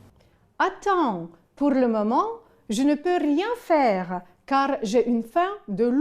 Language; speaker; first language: French; non-native, fluent; Ukrainian